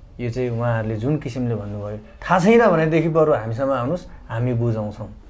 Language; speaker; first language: Nepali; non-native, local second language; Gurung